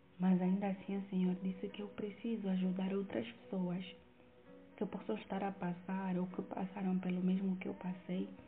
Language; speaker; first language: Portuguese; native; Portuguese